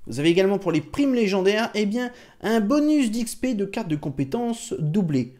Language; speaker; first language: French; native; French